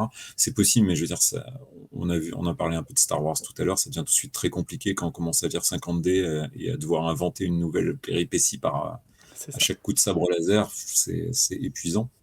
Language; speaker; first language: French; native; French